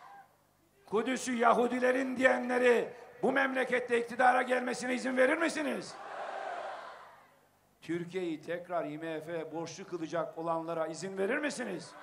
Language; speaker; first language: Turkish; native; Turkish